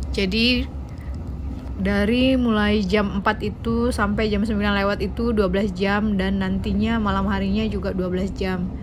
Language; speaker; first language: Indonesian; native; Indonesian